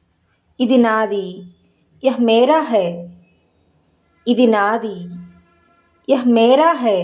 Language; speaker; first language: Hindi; non-native, local second language; Telugu